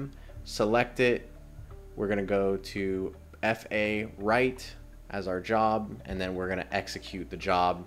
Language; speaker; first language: English; native; English